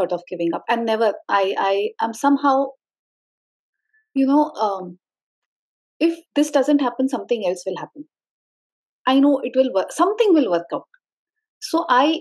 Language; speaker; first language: English; non-native, local second language; Hindi